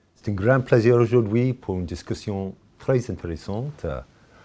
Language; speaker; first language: French; non-native, fluent; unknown